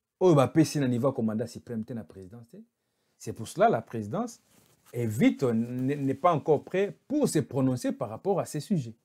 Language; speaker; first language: French; non-native, local second language; Lingala